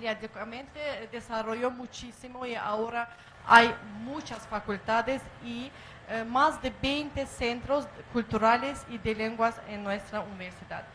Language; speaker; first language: Spanish; non-native, fluent; Azerbaijani